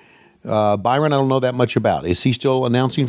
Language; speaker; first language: English; native; English